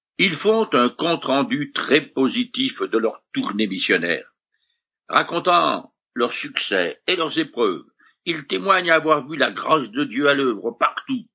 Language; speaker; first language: French; native; French